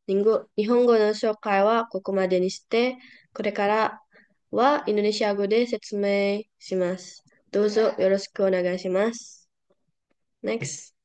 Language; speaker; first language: Japanese; non-native, learner; Indonesian